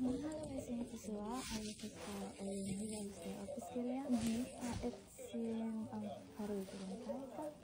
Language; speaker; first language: Finnish; non-native, learner; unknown